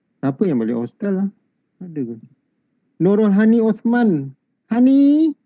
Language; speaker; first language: Malay; native; Malay